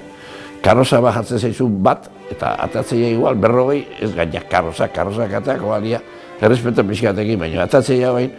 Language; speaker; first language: Basque; native; Basque